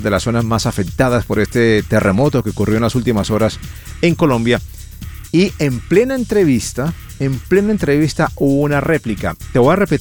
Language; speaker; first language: Spanish; native; Spanish